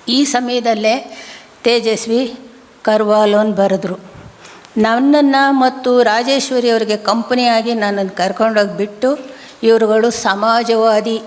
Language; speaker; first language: Kannada; native; Kannada